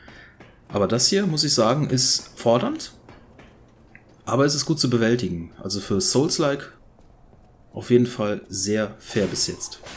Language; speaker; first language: German; native; German